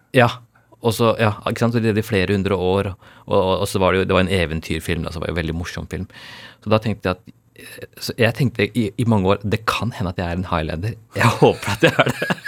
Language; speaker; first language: Norwegian; early bilingual, other home language; Urdu